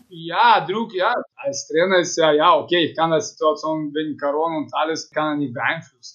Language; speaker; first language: German; non-native, fluent; Russian